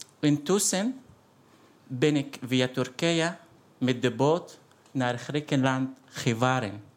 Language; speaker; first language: Dutch; non-native, fluent; Arabic